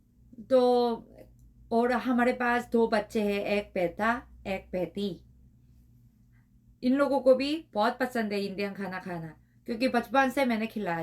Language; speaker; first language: Hindi; non-native, learner; Korean